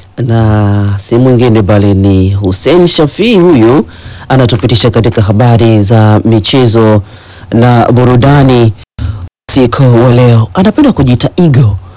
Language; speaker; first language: Swahili; native; Swahili